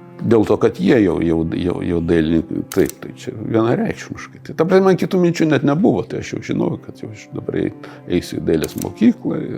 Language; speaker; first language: Lithuanian; non-native, local second language; Russian